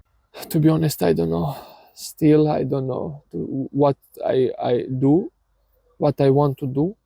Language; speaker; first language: English; non-native, learner; Serbian